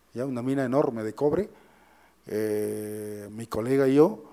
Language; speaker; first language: Spanish; native; Spanish